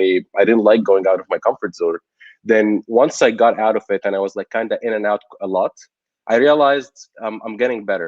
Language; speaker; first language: English; non-native, local second language; Arabic